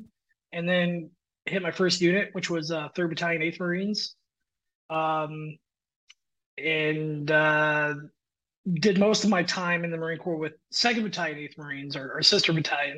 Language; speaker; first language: English; native; English